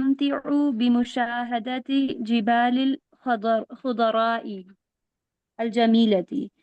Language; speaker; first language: Arabic; non-native, learner; Urdu